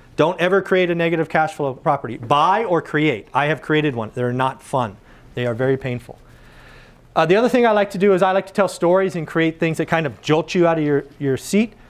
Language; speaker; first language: English; native; English